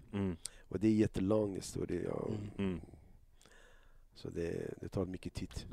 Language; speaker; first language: Swedish; non-native, learner; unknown